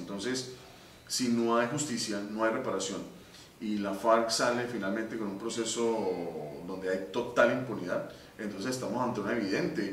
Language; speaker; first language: Spanish; native; Spanish